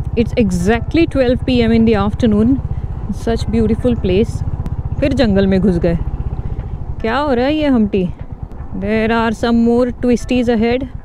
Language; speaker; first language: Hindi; non-native, local second language; Marathi